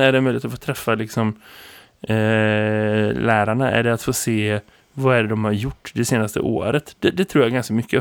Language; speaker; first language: Swedish; native; Swedish